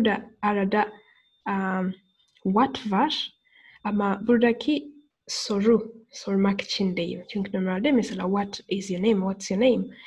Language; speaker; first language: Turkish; non-native, fluent; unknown